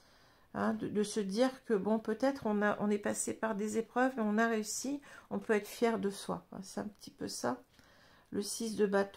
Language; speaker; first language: French; native; French